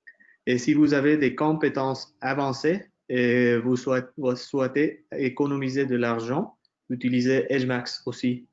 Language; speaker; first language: French; non-native, fluent; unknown